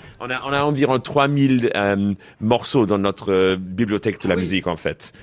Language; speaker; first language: French; non-native, learner; English